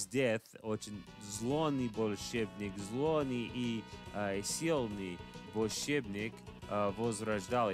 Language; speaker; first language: Russian; non-native, learner; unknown